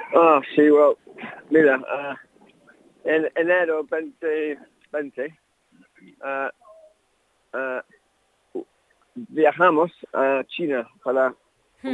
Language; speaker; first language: Spanish; non-native, learner; English